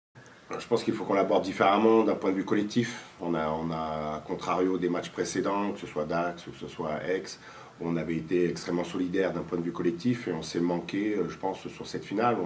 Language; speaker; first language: French; native; French